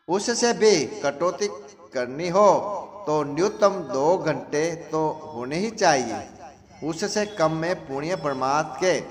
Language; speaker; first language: Hindi; non-native, local second language; Gujarati